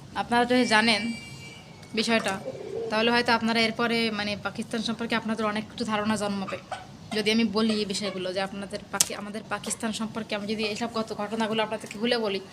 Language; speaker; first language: Bangla; native; Bangla